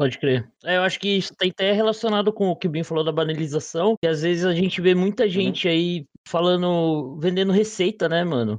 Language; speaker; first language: Portuguese; native; Portuguese